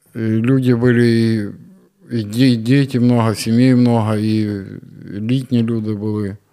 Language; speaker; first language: Ukrainian; non-native, local second language; Russian